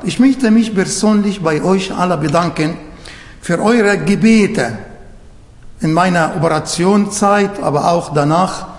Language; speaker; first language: German; non-native, fluent; Arabic